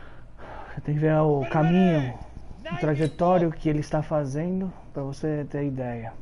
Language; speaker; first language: Portuguese; early bilingual, heritage; Portuguese